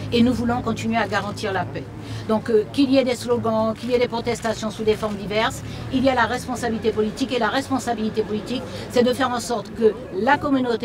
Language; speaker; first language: French; native; French